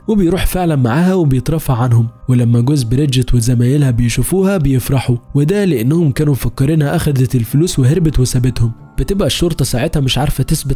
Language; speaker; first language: Arabic; native; Arabic